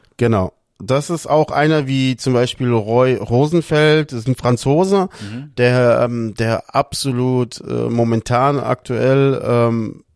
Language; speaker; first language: German; early bilingual, other home language; Portuguese